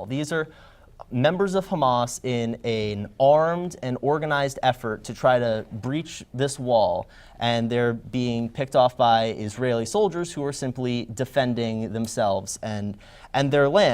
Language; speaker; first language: English; native; English